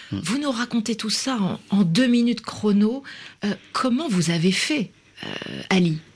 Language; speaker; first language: French; native; French